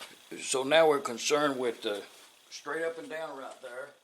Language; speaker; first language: English; native; English